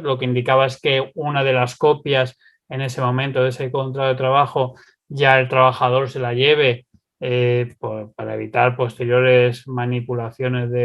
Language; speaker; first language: Spanish; native; Spanish